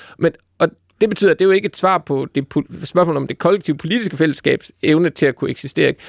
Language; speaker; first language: Danish; native; Danish